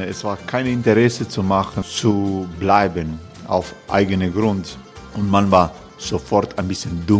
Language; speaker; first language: German; non-native, learner; Croatian